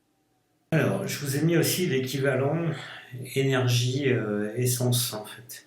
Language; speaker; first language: French; native; French